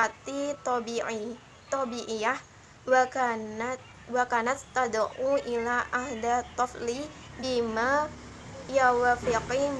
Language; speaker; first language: Arabic; non-native, learner; Indonesian